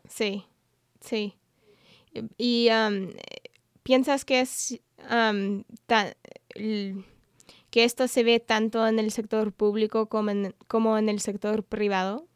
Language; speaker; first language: Spanish; non-native, fluent; English